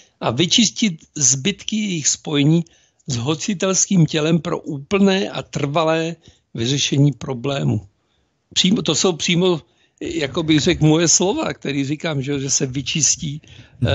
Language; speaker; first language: Czech; native; Czech